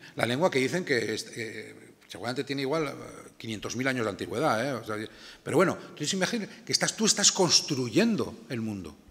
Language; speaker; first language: Spanish; native; Spanish